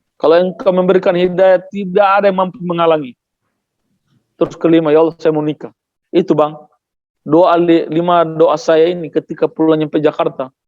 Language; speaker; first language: Indonesian; non-native, local second language; Tetum